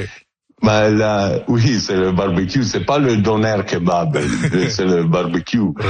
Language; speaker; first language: French; non-native, learner; Italian